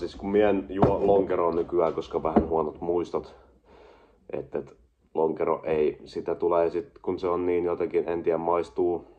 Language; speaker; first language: Finnish; native; Finnish